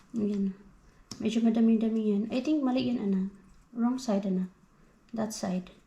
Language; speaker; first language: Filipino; native; Filipino